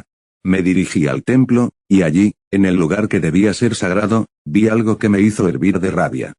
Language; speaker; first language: Spanish; native; Spanish